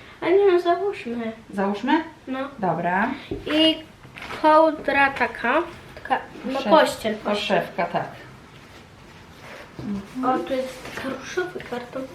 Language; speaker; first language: Polish; native; Polish